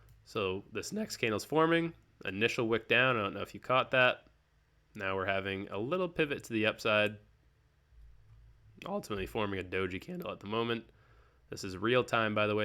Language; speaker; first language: English; native; English